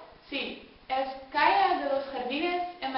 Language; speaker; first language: Spanish; non-native, learner; Dutch